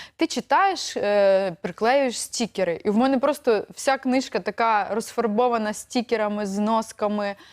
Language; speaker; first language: Ukrainian; native; Ukrainian